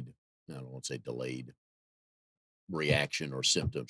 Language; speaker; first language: English; native; English